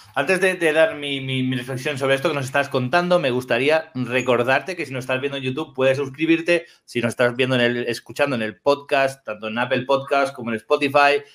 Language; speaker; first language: Spanish; native; Spanish